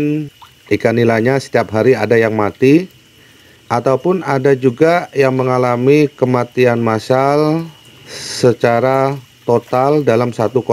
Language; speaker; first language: Indonesian; native; Indonesian